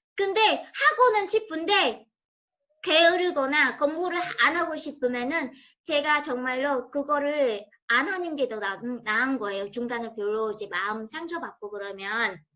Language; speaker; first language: Korean; non-native, fluent; Vietnamese